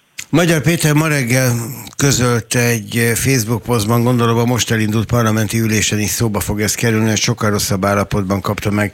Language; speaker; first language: Hungarian; native; Hungarian